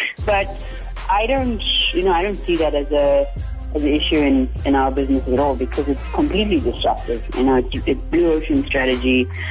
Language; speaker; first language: English; native; English